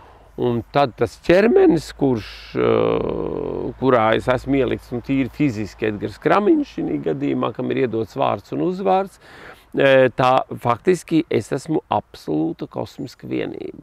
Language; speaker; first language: Latvian; native; Latvian